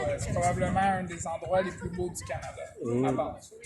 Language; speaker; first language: French; native; French